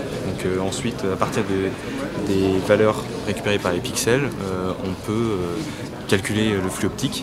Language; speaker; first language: French; native; French